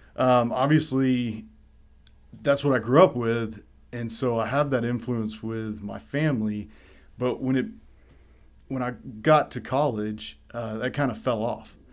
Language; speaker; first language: English; native; English